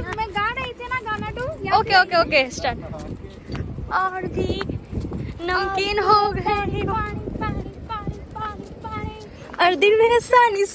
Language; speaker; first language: Hindi; non-native, local second language; Bangla